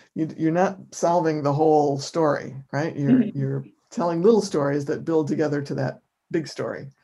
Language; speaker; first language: English; native; English